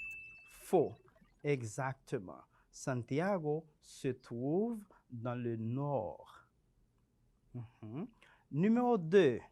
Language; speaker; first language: French; non-native, fluent; Spanish